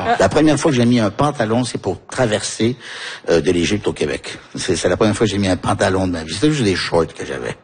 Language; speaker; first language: French; early bilingual, heritage; French